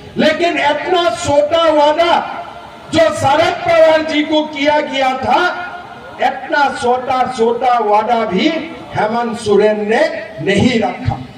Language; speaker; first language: Hindi; non-native, local second language; Assamese